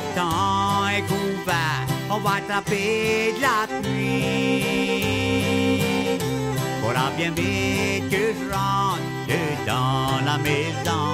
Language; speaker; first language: French; native; French